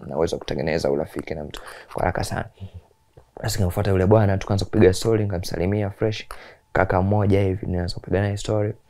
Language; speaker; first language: Swahili; native; Swahili